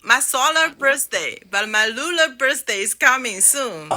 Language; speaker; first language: English; non-native, learner; Chinese